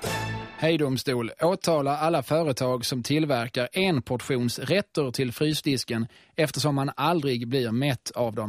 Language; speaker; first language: Swedish; native; Swedish